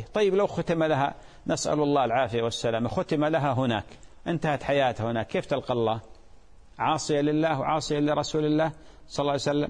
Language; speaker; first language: Arabic; native; Arabic